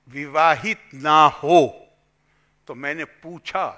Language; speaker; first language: Hindi; native; Hindi